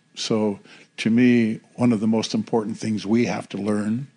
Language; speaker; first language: English; native; English